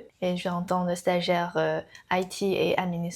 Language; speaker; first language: French; non-native, learner; Chinese